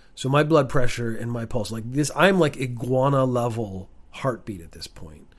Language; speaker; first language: English; native; English